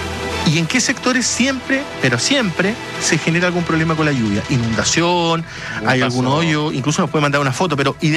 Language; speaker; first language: Spanish; native; Spanish